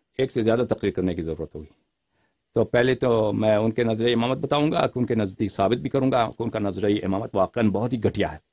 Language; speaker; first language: Urdu; non-native, fluent; Persian